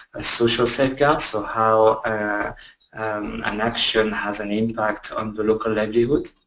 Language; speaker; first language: English; non-native, fluent; French